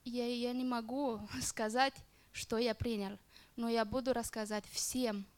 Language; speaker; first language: Russian; non-native, learner; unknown